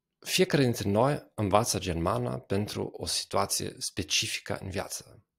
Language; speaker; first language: Romanian; non-native, fluent; German